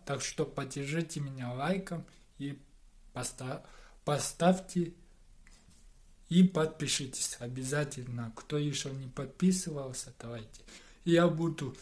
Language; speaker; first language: Russian; non-native, local second language; Kyrgyz